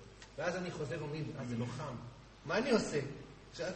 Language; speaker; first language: Hebrew; non-native, fluent; English